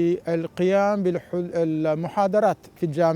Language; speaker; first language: Arabic; non-native, fluent; Japanese